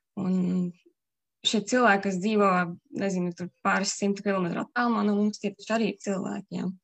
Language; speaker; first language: Latvian; native; Latvian